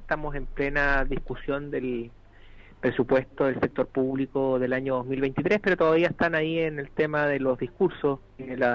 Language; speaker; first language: Spanish; native; Spanish